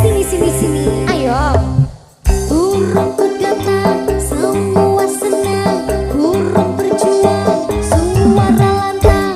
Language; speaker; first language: Indonesian; native; Indonesian